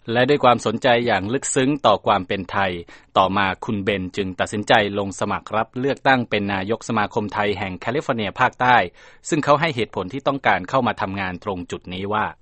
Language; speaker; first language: Thai; native; Thai